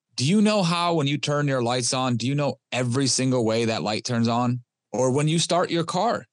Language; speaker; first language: English; native; English